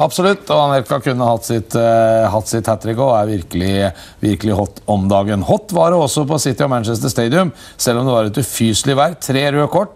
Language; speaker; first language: Norwegian; native; Norwegian